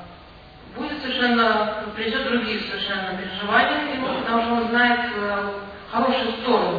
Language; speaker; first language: Russian; native; Russian